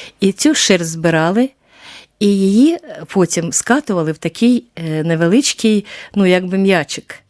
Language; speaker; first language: Ukrainian; native; Ukrainian